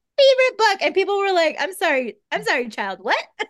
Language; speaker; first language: English; native; English